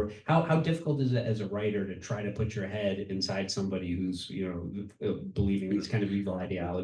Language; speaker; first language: English; native; English